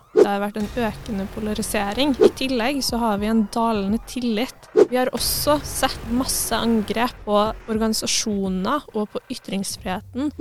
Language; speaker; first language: Norwegian; native; Norwegian